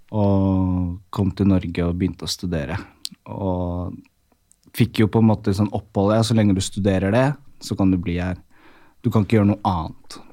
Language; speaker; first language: Norwegian; early bilingual, other home language; Amharic